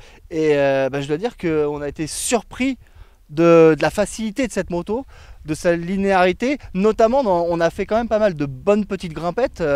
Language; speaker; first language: French; native; French